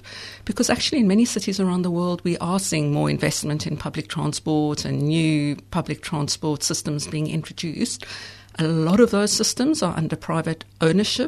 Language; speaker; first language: English; native; English